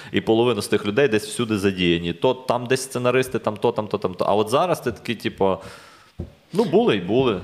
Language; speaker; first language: Ukrainian; native; Ukrainian